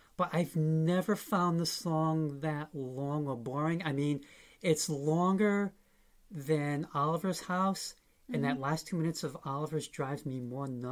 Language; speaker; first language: English; native; English